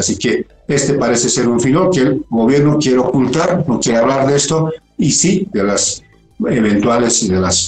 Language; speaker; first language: Spanish; native; Spanish